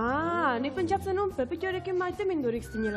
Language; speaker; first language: Basque; native; Basque